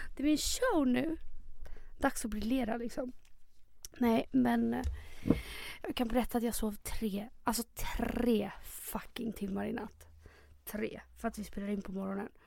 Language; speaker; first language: Swedish; early bilingual, other home language; Spanish